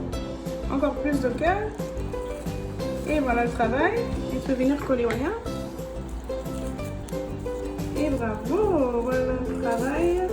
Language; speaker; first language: French; native; French